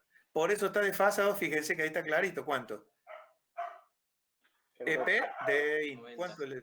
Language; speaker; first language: Spanish; native; Spanish